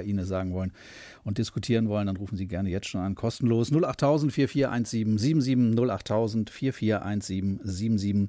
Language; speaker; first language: German; native; German